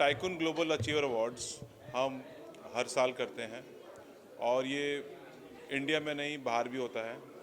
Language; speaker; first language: Hindi; native; Hindi